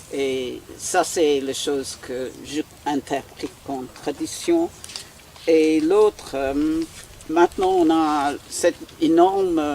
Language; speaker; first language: French; non-native, fluent; English